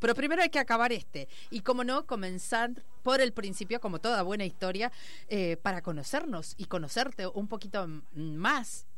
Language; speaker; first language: Spanish; native; Spanish